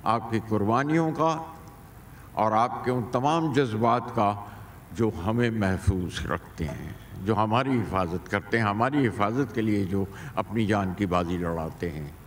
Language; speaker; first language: Hindi; native; Hindi